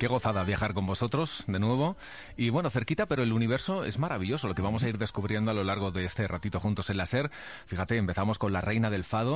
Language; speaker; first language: Spanish; native; Spanish